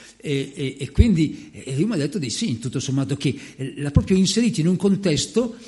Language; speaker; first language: Italian; native; Italian